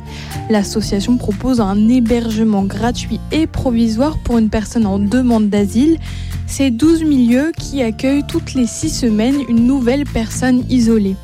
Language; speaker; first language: French; native; French